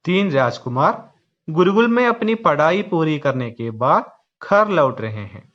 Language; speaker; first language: Hindi; non-native, local second language; Malayalam